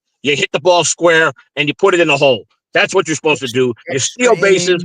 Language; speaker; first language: English; native; English